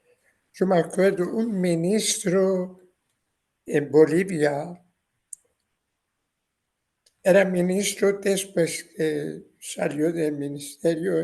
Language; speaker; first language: Spanish; non-native, fluent; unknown